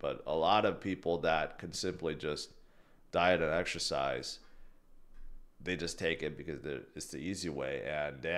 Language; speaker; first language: English; native; English